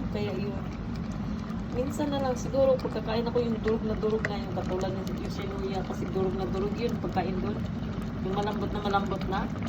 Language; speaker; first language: Filipino; native; Filipino